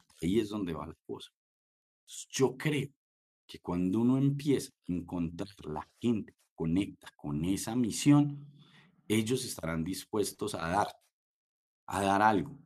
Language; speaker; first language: Spanish; native; Spanish